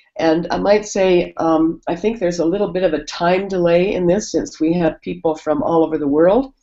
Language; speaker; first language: English; native; English